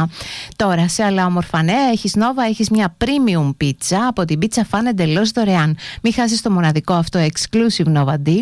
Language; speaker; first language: Greek; native; Greek